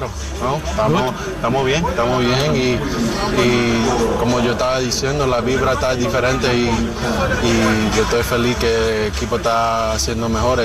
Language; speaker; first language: Spanish; early bilingual, heritage; Spanish